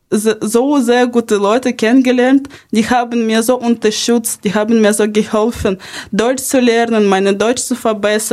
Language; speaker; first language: German; non-native, fluent; Ukrainian